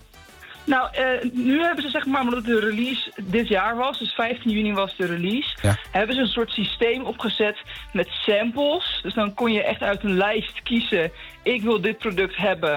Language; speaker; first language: Dutch; native; Dutch